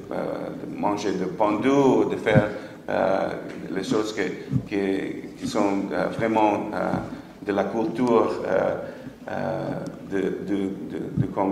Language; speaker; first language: French; non-native, fluent; English